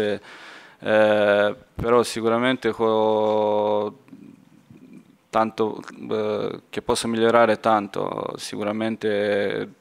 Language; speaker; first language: Italian; non-native, fluent; Serbian